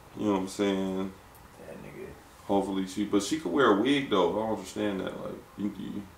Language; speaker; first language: English; native; English